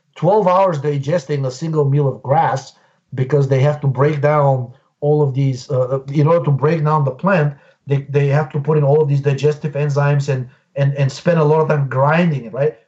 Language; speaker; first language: English; non-native, fluent; Bulgarian